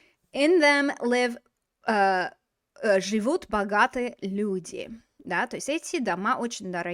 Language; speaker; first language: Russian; non-native, fluent; English